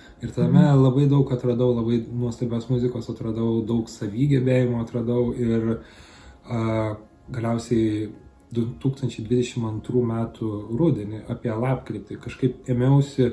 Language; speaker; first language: Lithuanian; native; Lithuanian